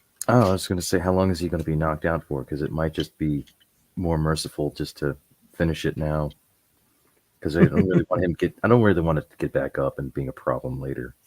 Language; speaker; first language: English; native; English